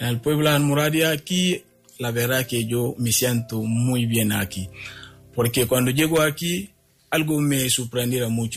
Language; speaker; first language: Spanish; non-native, local second language; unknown